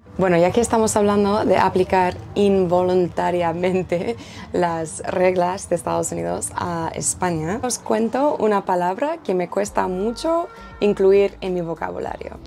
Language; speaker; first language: Spanish; non-native, fluent; English